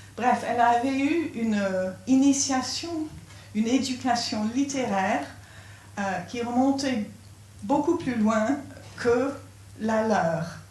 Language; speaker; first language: French; non-native, fluent; English